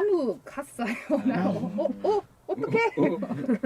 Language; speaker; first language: Korean; non-native, learner; English